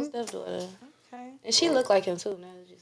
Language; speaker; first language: English; native; English